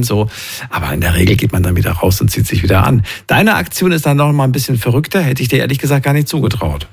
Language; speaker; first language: German; native; German